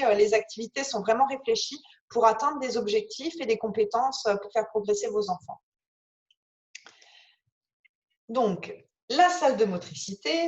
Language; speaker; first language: French; native; French